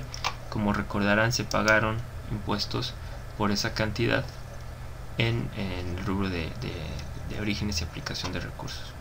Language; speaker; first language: Spanish; native; Spanish